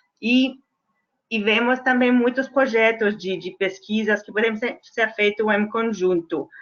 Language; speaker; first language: Portuguese; non-native, fluent; French